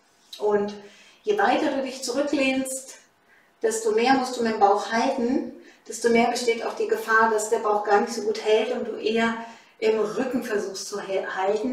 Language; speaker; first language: German; native; German